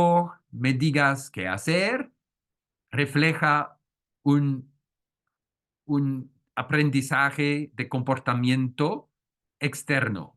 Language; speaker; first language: Spanish; non-native, fluent; French